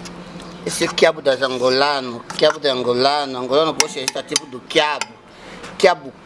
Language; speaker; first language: Portuguese; non-native, learner; Lingala